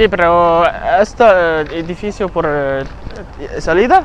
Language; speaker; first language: Spanish; non-native, learner; English